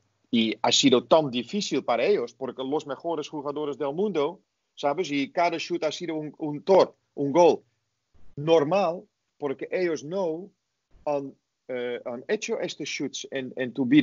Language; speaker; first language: Spanish; non-native, fluent; Dutch